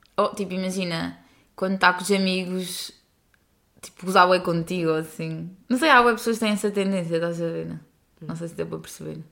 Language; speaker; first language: Portuguese; native; Portuguese